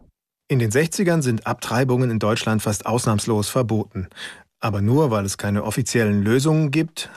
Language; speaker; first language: German; native; German